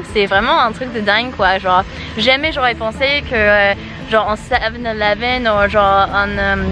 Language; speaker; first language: French; non-native, fluent; English